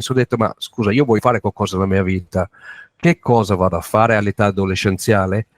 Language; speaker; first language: Italian; non-native, fluent; English